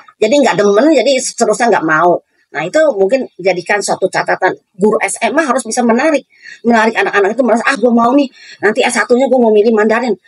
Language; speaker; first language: Indonesian; native; Indonesian